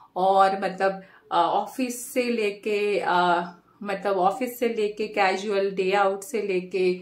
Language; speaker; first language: Hindi; non-native, local second language; Bangla